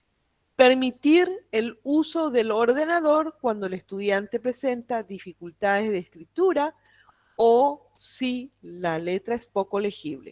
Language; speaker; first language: Spanish; native; Spanish